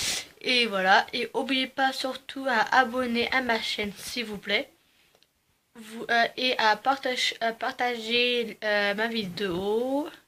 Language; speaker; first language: French; early bilingual, other home language; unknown